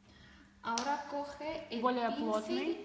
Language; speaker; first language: Spanish; non-native, fluent; Russian